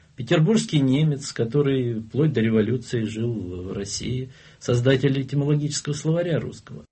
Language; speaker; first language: Russian; non-native, local second language; German